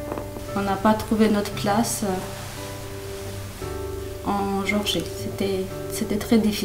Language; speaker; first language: French; non-native, learner; Kurdish